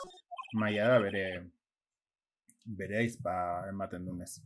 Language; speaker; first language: Basque; non-native, local second language; Spanish